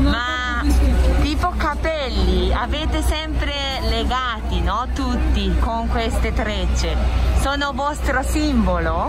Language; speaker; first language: Italian; non-native, fluent; Japanese